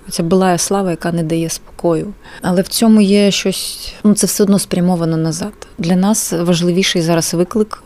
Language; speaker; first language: Ukrainian; non-native, local second language; Russian